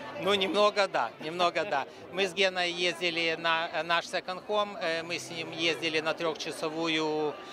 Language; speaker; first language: Russian; native; Russian